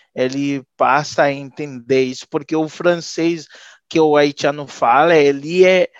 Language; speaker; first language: Portuguese; non-native, fluent; Haitian Creole